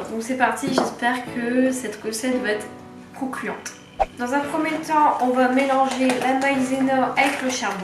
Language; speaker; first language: French; native; French